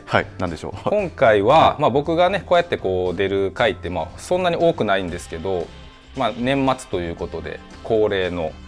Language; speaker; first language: Japanese; native; Japanese